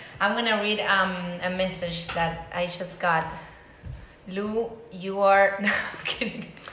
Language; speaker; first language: English; non-native, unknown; Spanish